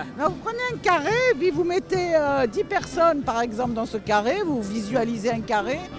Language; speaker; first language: French; native; French